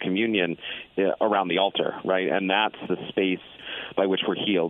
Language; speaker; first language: English; native; English